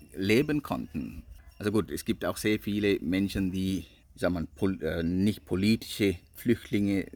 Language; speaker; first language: German; non-native, fluent; Sinhala